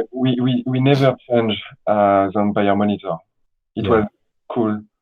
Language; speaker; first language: English; non-native, learner; French